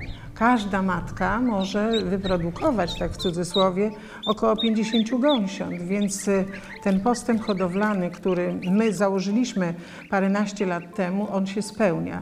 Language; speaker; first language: Polish; native; Polish